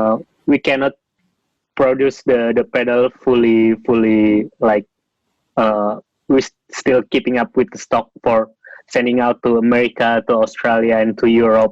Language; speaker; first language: English; non-native, fluent; Indonesian